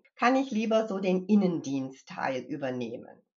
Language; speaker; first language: German; early bilingual, other home language; English